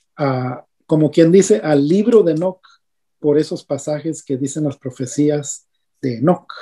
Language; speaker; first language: Spanish; native; Spanish